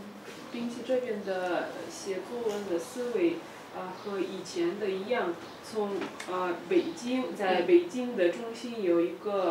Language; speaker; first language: Chinese; non-native, fluent; Russian